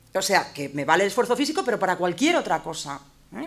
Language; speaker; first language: Spanish; native; Spanish